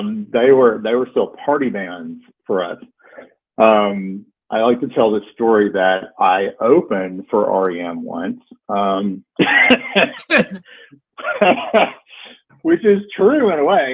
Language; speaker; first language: English; native; English